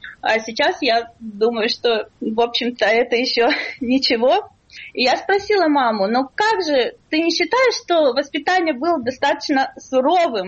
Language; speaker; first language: Russian; native; Russian